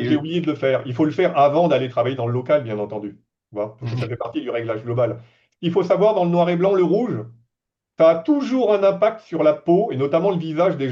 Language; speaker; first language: French; native; French